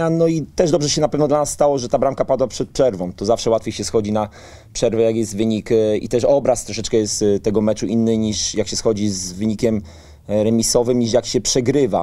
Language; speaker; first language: Polish; native; Polish